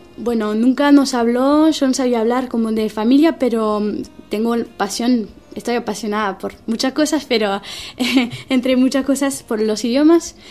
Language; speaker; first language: Spanish; non-native, fluent; French